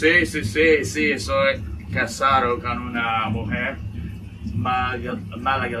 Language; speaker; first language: Spanish; non-native, learner; English